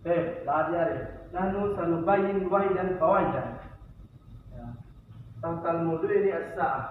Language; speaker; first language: Arabic; non-native, fluent; Indonesian